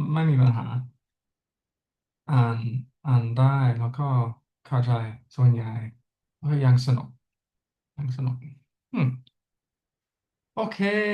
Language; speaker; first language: Thai; non-native, learner; English